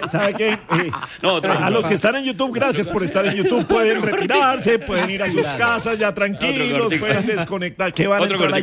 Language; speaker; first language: Spanish; native; Spanish